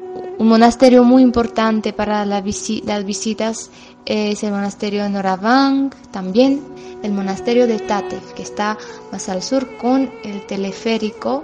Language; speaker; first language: Spanish; non-native, fluent; Armenian